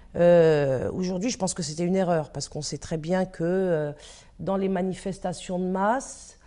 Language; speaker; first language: French; native; French